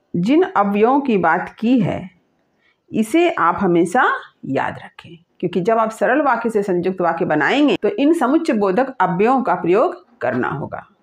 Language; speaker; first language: Hindi; native; Hindi